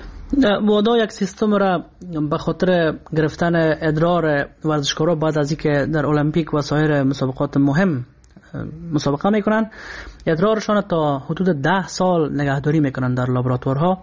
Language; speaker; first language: Persian; native; Persian